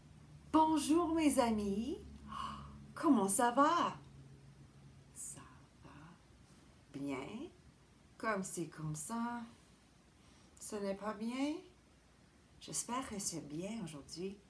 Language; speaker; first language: French; non-native, fluent; English